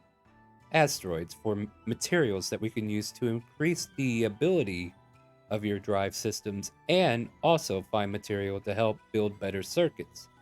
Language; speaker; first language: English; native; English